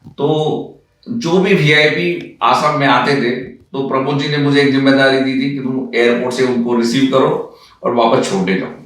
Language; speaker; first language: Hindi; non-native, local second language; Marathi